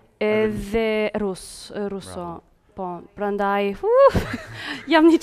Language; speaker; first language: Albanian; early bilingual, heritage; Spanish